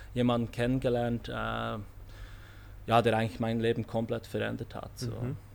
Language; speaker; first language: German; native; German